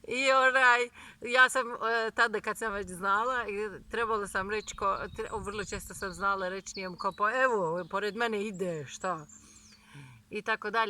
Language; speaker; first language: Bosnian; non-native, fluent; Turkish